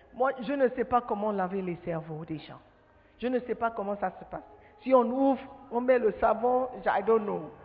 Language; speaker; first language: French; non-native, fluent; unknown